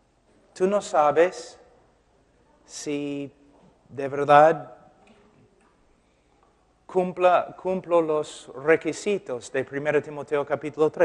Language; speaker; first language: Spanish; non-native, fluent; English